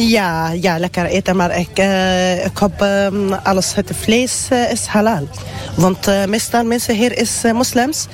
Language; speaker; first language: Dutch; non-native, learner; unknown